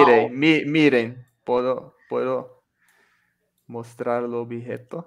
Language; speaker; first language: Spanish; non-native, local second language; Portuguese